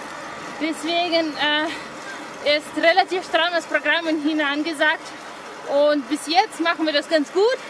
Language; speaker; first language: German; non-native, fluent; Russian